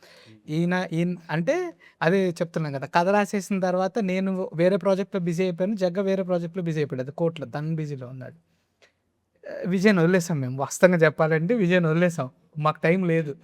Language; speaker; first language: Telugu; native; Telugu